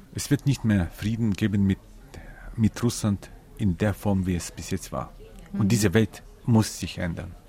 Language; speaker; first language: German; non-native, fluent; Ukrainian